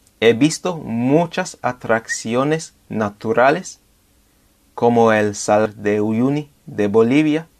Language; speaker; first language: Spanish; non-native, fluent; English